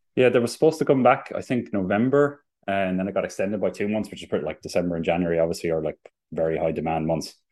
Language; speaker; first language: English; native; English